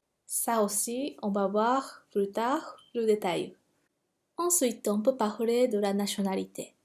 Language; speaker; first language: French; non-native, fluent; Japanese